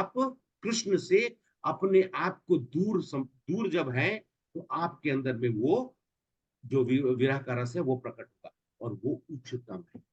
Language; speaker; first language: Hindi; native; Hindi